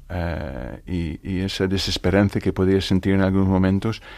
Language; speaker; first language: Spanish; non-native, fluent; English